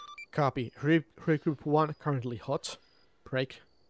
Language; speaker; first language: English; non-native, fluent; Finnish